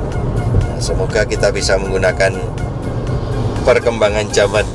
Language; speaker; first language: Indonesian; native; Indonesian